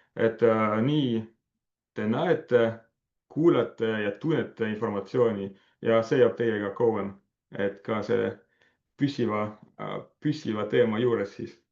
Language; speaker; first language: Estonian; non-native, fluent; French